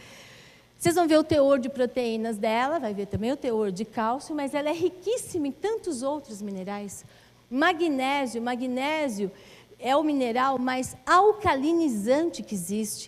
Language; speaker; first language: Portuguese; native; Portuguese